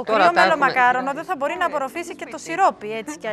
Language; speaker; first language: Greek; native; Greek